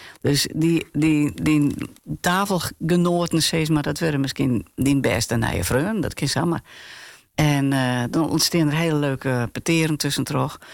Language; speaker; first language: Dutch; non-native, local second language; Western Frisian